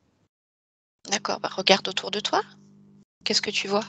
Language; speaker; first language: French; native; French